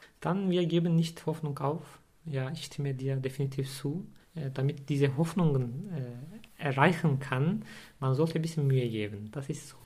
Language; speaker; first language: German; non-native, fluent; Turkish